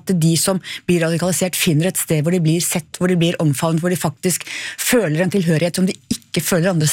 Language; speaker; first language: Norwegian; native; Norwegian